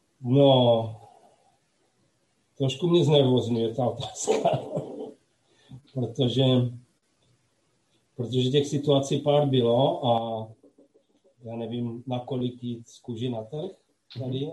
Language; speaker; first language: Czech; non-native, local second language; Slovak